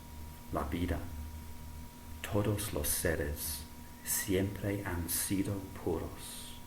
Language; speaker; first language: Spanish; non-native, fluent; English